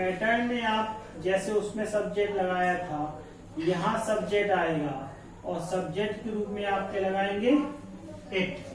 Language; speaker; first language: Hindi; native; Hindi